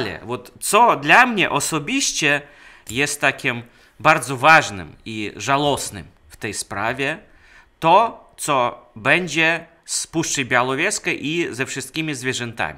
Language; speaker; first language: Polish; non-native, fluent; Russian